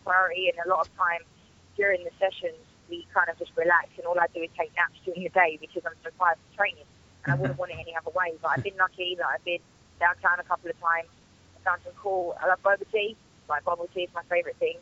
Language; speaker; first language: English; native; English